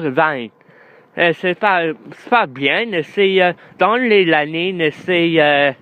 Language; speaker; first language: French; non-native, learner; English